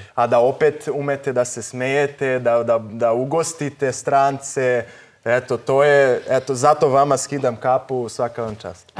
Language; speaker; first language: Serbian; non-native, fluent; Portuguese